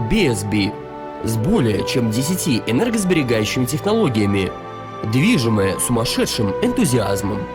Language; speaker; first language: Russian; native; Russian